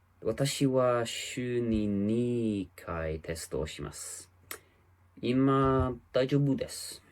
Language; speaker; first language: Japanese; non-native, learner; English